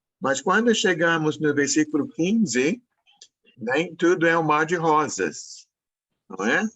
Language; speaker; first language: Portuguese; non-native, fluent; English